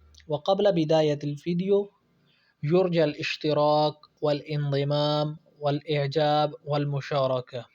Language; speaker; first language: Arabic; non-native, fluent; Urdu